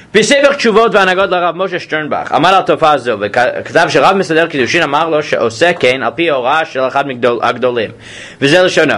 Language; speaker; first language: Hebrew; non-native, fluent; English